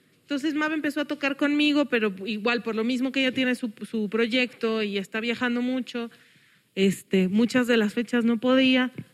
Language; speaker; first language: Spanish; early bilingual, heritage; English